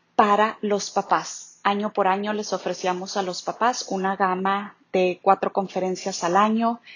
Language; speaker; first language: Spanish; native; Spanish